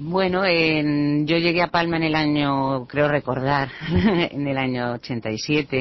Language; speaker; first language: Spanish; early bilingual, heritage; Spanish